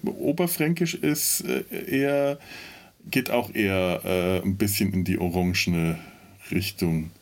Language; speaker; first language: German; native; German